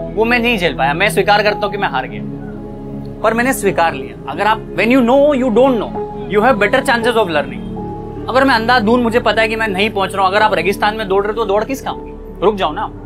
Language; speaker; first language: Hindi; native; Hindi